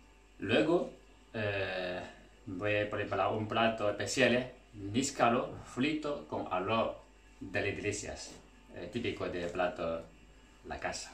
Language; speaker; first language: Spanish; non-native, learner; Chinese